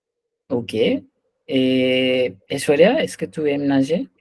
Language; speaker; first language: French; non-native, fluent; Hindi